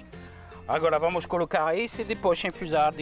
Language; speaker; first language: Portuguese; non-native, fluent; French